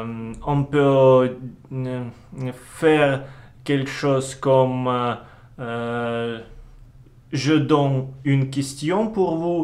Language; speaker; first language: French; non-native, learner; Russian